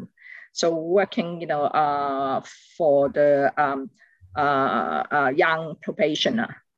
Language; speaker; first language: English; non-native, local second language; Cantonese